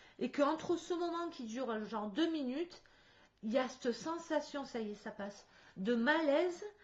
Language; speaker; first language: French; native; French